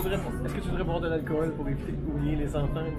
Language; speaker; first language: French; native; French